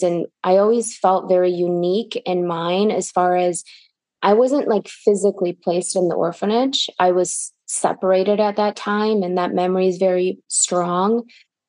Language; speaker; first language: English; early bilingual, other home language; Russian